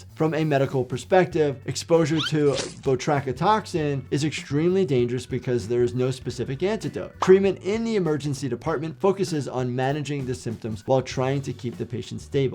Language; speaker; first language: English; native; English